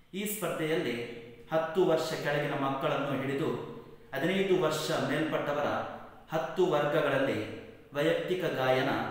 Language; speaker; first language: Kannada; non-native, local second language; Konkani